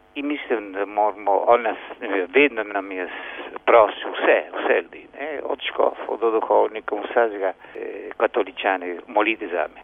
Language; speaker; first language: Slovenian; early bilingual, heritage; Slovenian